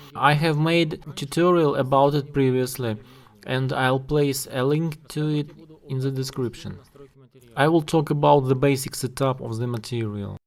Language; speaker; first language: English; non-native, learner; Russian